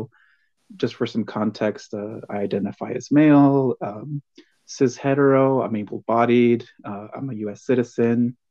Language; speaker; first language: English; early bilingual, other home language; Spanish